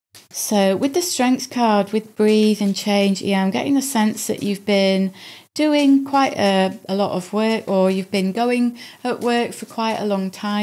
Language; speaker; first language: English; native; English